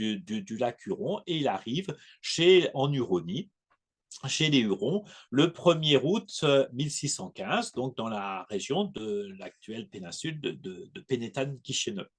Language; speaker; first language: French; native; French